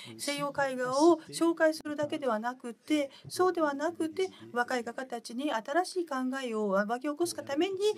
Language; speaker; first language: Japanese; non-native, fluent; French